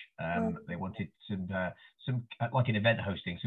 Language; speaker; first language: English; native; English